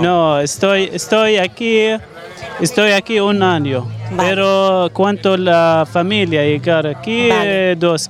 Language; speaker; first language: Spanish; non-native, learner; Arabic